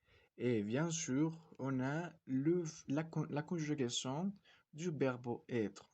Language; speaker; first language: French; non-native, fluent; Spanish